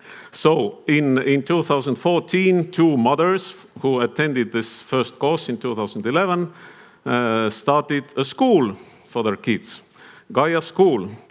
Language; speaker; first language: English; non-native, fluent; Estonian